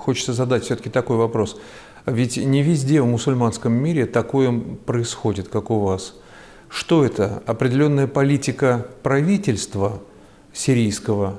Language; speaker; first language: Russian; native; Russian